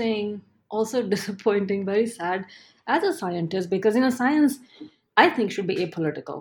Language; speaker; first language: English; non-native, local second language; Gujarati